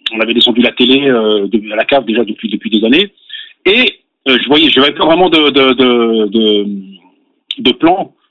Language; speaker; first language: French; native; French